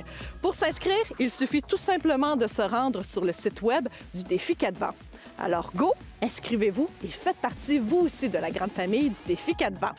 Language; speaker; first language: French; native; French